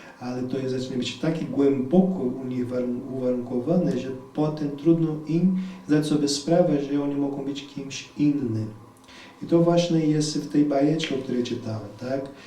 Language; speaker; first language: Polish; non-native, fluent; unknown